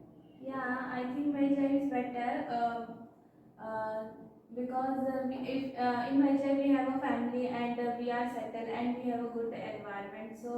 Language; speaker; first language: English; non-native, learner; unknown